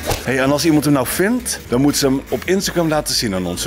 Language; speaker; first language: Dutch; native; Dutch